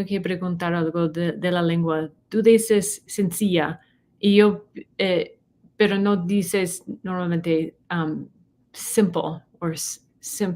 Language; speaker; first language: Spanish; non-native, fluent; English